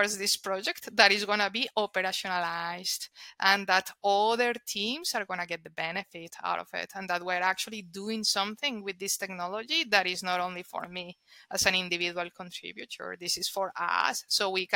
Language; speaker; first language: English; non-native, fluent; Spanish